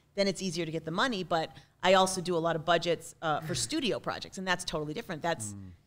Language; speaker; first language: English; native; English